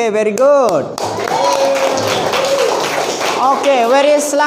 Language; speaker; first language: English; non-native, fluent; Indonesian